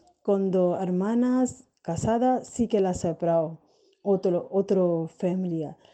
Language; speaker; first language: Spanish; non-native, learner; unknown